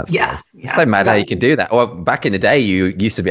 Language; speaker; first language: English; native; English